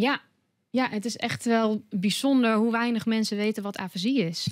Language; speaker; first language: Dutch; native; Dutch